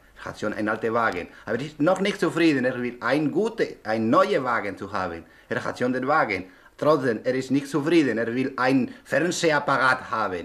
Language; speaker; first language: German; non-native, learner; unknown